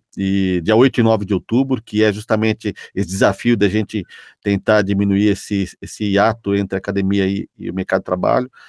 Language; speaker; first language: Portuguese; native; Portuguese